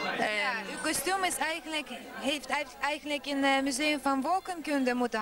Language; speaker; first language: Dutch; non-native, fluent; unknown